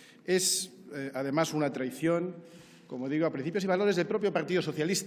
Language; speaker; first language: Spanish; native; Spanish